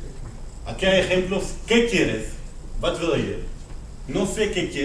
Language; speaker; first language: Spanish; non-native, fluent; Dutch